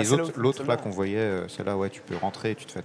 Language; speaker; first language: French; native; French